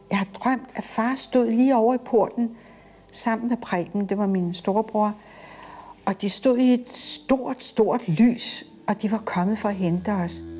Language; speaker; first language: Danish; native; Danish